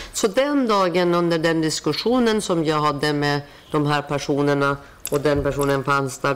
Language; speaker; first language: Swedish; non-native, fluent; Persian